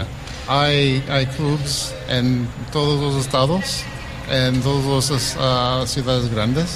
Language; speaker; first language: Spanish; early bilingual, heritage; English